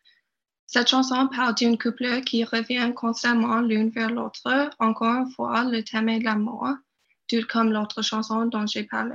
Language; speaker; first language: French; non-native, learner; English